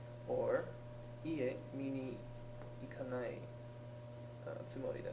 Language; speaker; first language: Japanese; non-native, learner; English